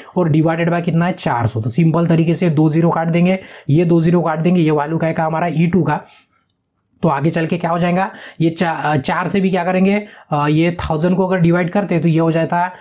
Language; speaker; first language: Hindi; non-native, local second language; Marathi